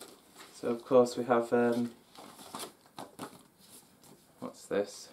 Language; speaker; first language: English; native; English